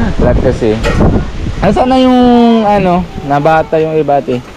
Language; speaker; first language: Filipino; non-native, learner; Punjabi